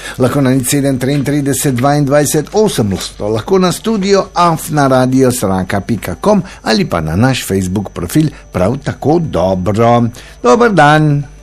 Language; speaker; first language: Slovenian; native; Slovenian